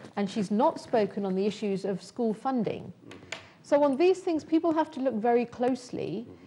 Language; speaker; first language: English; native; English